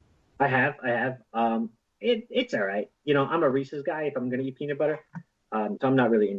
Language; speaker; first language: English; native; English